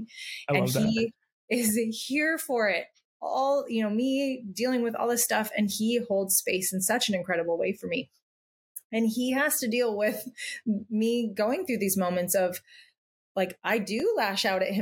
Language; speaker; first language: English; native; English